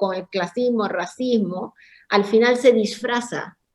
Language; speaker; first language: Spanish; native; Spanish